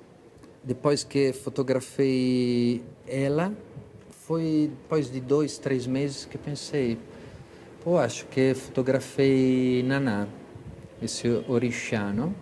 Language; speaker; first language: Portuguese; non-native, fluent; Italian